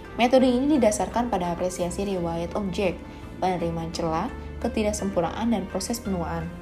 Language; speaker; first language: Indonesian; native; Indonesian